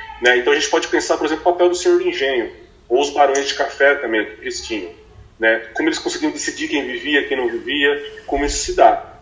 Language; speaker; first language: Portuguese; native; Portuguese